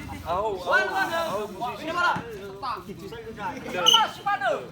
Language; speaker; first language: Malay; non-native, local second language; Nias